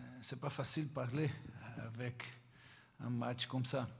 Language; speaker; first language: French; non-native, learner; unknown